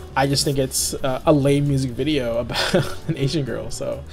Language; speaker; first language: English; native; English